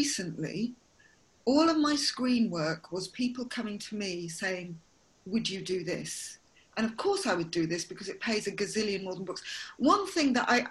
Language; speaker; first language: English; native; English